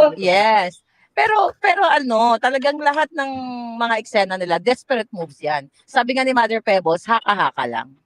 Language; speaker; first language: Filipino; non-native, local second language; Cebuano